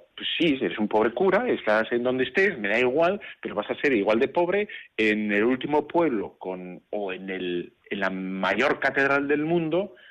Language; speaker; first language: Spanish; native; Spanish